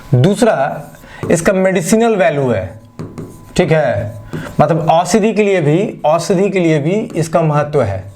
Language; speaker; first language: Hindi; non-native, local second language; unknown